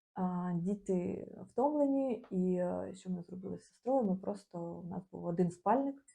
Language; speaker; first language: Ukrainian; native; Ukrainian